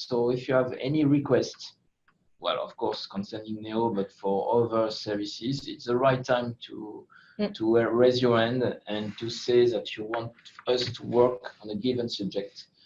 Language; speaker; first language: English; non-native, fluent; French